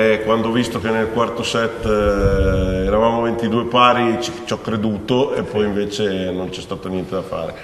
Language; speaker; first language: Italian; native; Italian